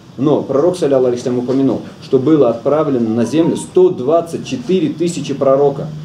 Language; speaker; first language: Russian; native; Russian